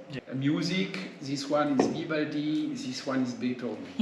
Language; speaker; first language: English; non-native, learner; French